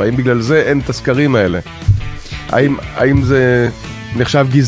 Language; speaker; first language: Hebrew; native; Hebrew